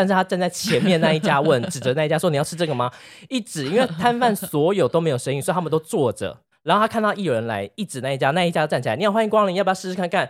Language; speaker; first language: Chinese; native; Chinese